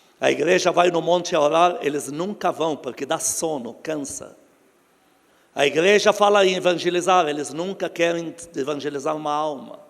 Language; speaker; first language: Portuguese; non-native, fluent; Arabic